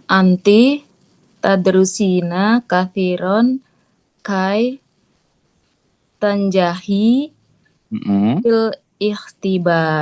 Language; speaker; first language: Arabic; non-native, learner; Indonesian